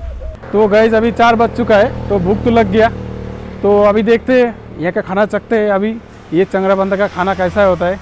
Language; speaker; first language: Hindi; non-native, local second language; Bangla